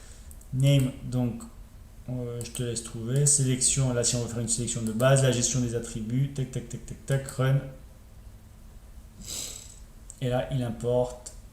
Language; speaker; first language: French; native; French